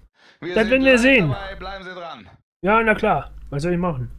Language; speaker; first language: German; native; German